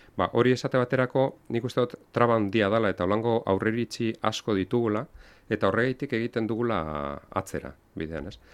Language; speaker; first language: Basque; non-native, local second language; Spanish